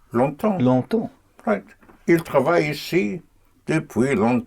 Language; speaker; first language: French; non-native, fluent; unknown